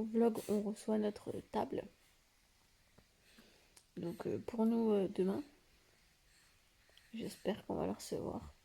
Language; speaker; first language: French; native; French